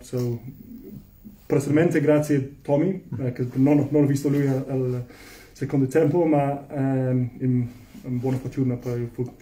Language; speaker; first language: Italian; non-native, learner; English